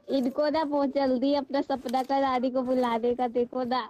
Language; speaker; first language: Hindi; native; Hindi